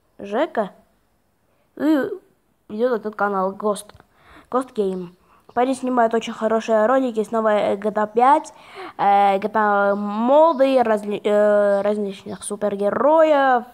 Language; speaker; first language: Russian; non-native, fluent; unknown